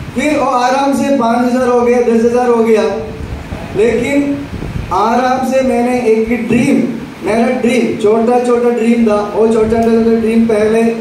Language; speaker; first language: Hindi; non-native, local second language; Malayalam